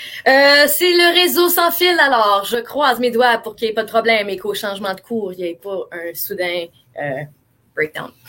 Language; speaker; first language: French; native; French